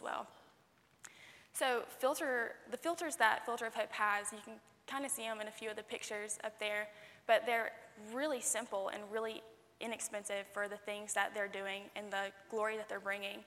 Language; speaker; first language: English; native; English